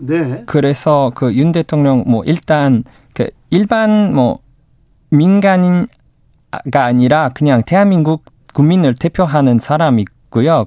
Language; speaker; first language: Korean; non-native, learner; English